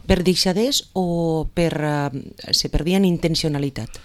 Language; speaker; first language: Catalan; native; Catalan